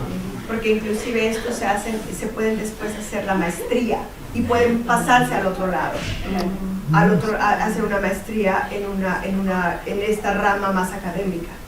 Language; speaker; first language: Spanish; native; Spanish